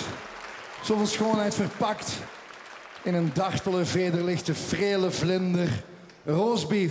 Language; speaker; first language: Dutch; native; Dutch